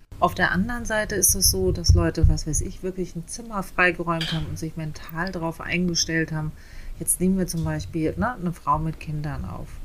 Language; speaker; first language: German; native; German